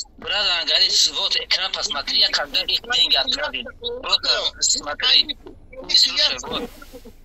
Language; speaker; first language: Russian; non-native, learner; Tajik